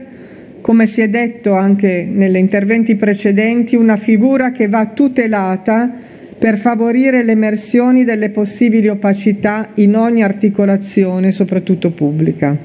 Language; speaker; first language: Italian; native; Italian